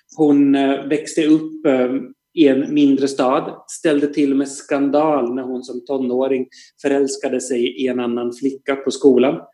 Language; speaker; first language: Swedish; native; Swedish